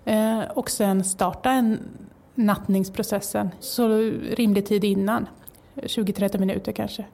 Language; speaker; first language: Swedish; native; Swedish